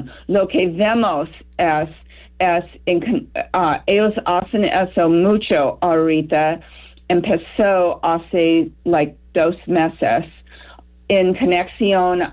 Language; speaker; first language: Spanish; non-native, fluent; English